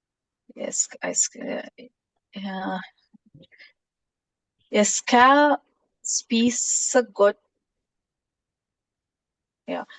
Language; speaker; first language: Danish; non-native, learner; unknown